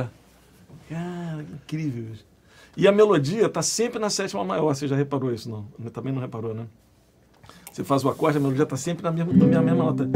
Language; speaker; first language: Portuguese; native; Portuguese